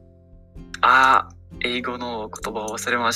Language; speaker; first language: Japanese; non-native, learner; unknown